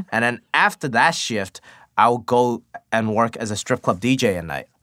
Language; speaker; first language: English; early bilingual, other home language; Cantonese